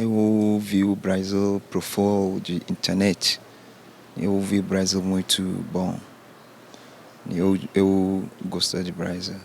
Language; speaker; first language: Portuguese; non-native, learner; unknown